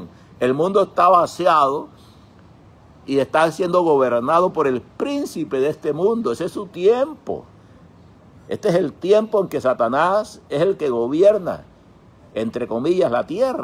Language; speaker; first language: Spanish; native; Spanish